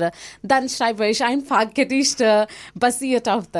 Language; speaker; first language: German; non-native, learner; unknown